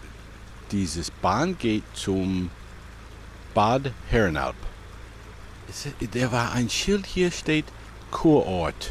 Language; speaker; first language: German; non-native, learner; English